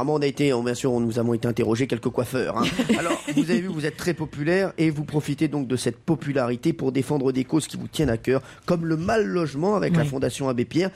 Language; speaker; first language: French; native; French